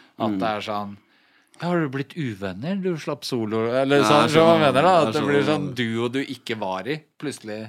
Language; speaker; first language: Norwegian; native; Norwegian